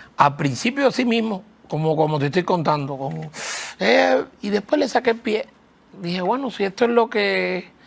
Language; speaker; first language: Spanish; native; Spanish